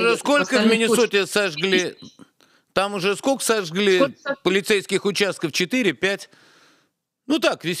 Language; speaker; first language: Russian; native; Russian